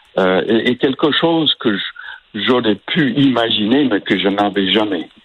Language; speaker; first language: French; native; French